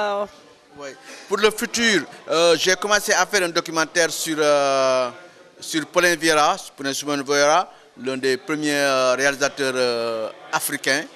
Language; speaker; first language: French; non-native, local second language; Wolof